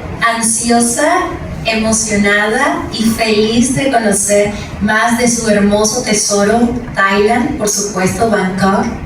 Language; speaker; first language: Spanish; native; Spanish